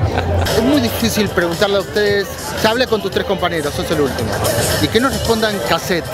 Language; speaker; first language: Spanish; native; Spanish